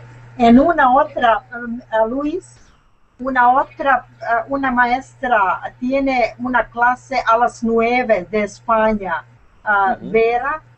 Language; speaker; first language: Spanish; non-native, learner; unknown